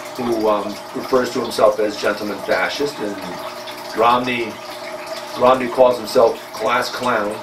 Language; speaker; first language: English; native; English